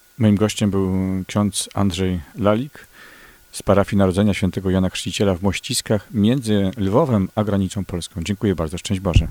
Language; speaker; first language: Polish; native; Polish